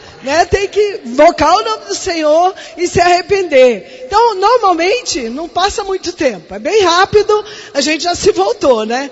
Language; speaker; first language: Portuguese; native; Portuguese